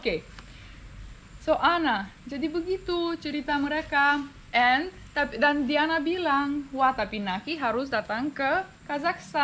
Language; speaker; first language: Indonesian; non-native, fluent; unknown